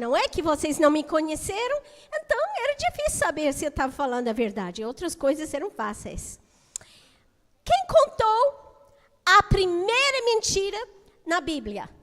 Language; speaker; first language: Portuguese; non-native, fluent; English